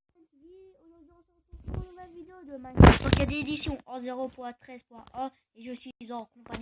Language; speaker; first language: French; native; French